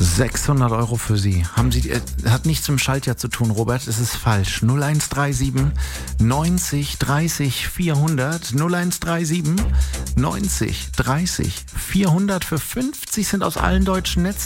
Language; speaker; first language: German; native; German